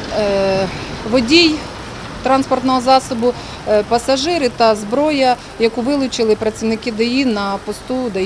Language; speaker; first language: Ukrainian; native; Ukrainian